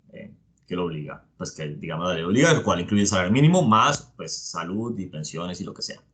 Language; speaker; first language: Spanish; native; Spanish